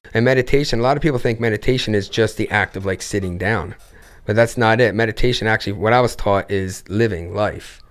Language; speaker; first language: English; native; English